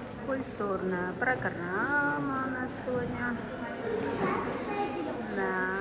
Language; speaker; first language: Russian; non-native, fluent; Mongolian